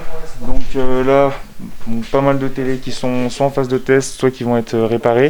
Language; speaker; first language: French; native; French